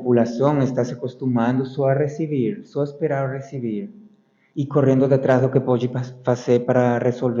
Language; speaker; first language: Portuguese; non-native, fluent; Spanish